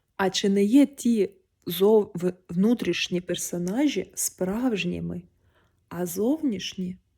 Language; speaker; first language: Ukrainian; non-native, local second language; Russian